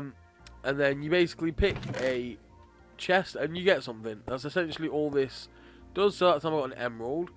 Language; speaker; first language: English; native; English